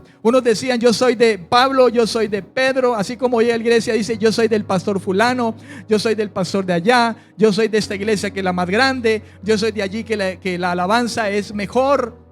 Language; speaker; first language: Spanish; native; Spanish